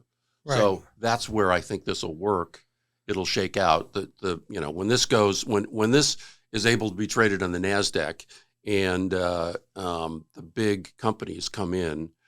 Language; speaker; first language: English; native; English